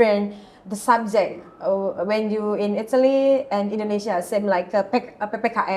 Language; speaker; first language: English; non-native, learner; Indonesian